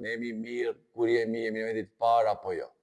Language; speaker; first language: Albanian; non-native, fluent; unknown